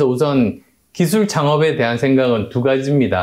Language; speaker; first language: Korean; native; Korean